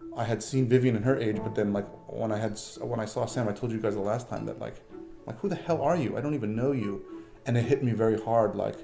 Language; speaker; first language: English; native; English